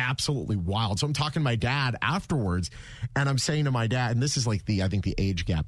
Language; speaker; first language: English; native; English